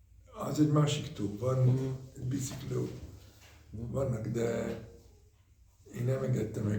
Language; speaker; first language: Hungarian; early bilingual, heritage; Hungarian